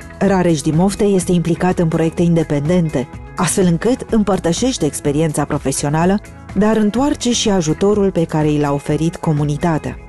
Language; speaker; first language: Romanian; native; Romanian